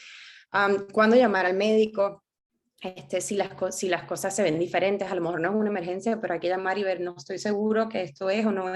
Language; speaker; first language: Spanish; native; Spanish